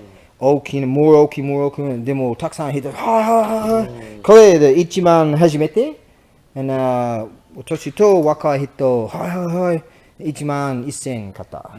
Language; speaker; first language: Japanese; non-native, learner; English